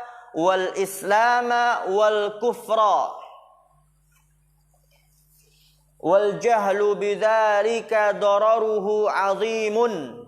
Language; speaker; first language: Arabic; non-native, fluent; Indonesian